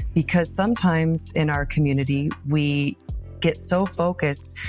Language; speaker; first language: English; native; English